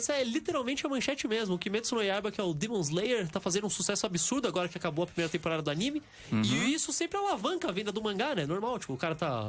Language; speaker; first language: Portuguese; native; Portuguese